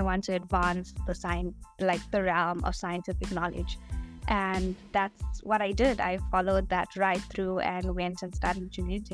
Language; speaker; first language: English; native; English